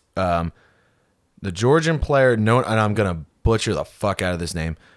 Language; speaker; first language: English; early bilingual, other home language; Filipino